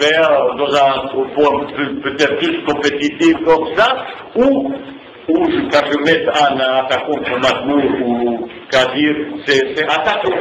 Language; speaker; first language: French; non-native, fluent; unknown